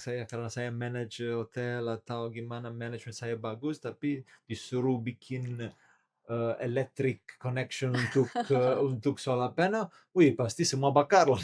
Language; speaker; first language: Indonesian; non-native, learner; Italian